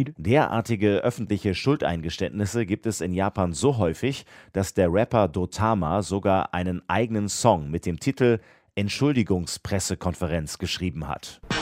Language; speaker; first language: German; native; German